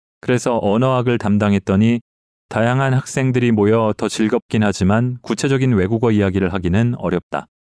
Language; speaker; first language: Korean; native; Korean